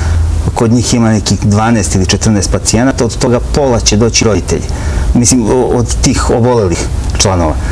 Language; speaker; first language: Serbian; native; Serbian